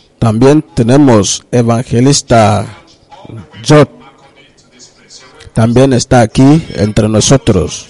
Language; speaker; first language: Spanish; non-native, learner; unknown